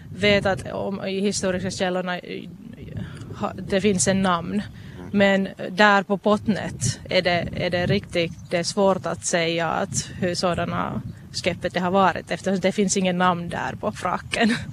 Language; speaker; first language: Swedish; non-native, local second language; Finnish